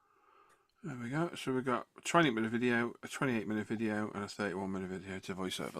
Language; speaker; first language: English; native; English